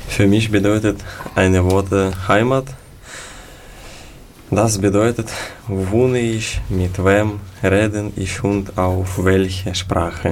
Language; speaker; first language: German; non-native, learner; Ukrainian